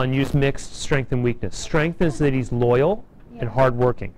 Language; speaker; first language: English; native; English